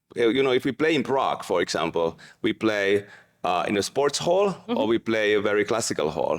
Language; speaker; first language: English; non-native, fluent; Finnish